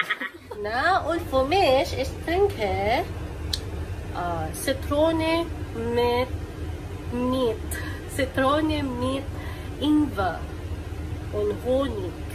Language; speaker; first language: German; non-native, learner; Filipino